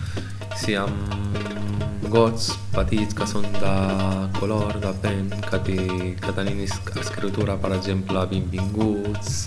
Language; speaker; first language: Catalan; non-native, learner; Arabic